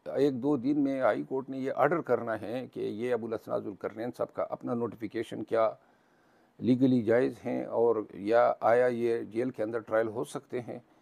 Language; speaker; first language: Urdu; non-native, local second language; Pashto